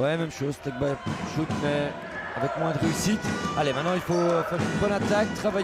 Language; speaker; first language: French; native; French